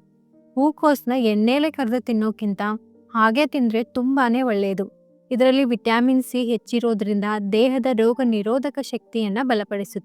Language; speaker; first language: Kannada; native; Kannada